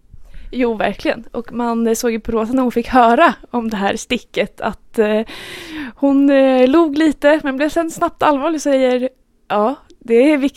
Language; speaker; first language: Swedish; native; Swedish